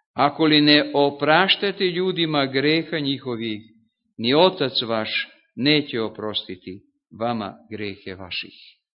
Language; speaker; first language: Serbian; non-native, local second language; Hungarian